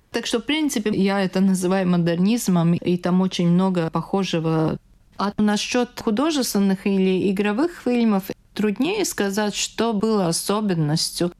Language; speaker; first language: Russian; non-native, local second language; Latvian